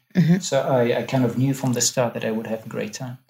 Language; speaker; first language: English; non-native, fluent; German